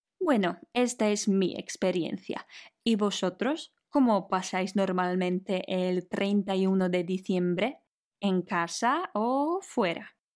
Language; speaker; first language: Spanish; non-native, fluent; Polish